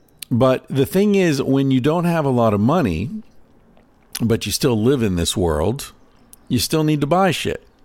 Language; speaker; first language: English; native; English